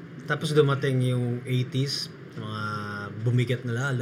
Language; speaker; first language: Filipino; native; Filipino